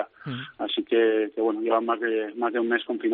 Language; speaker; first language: Spanish; native; Spanish